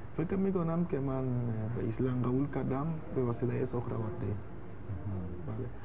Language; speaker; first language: Persian; non-native, learner; Spanish